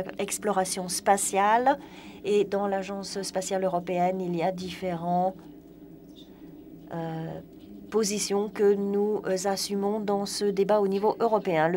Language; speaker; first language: French; non-native, fluent; Polish